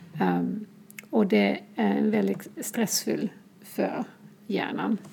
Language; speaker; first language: Swedish; non-native, fluent; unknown